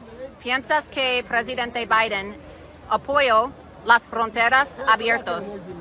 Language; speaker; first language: Spanish; non-native, learner; English